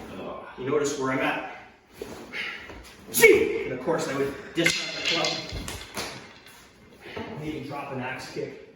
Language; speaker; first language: English; native; English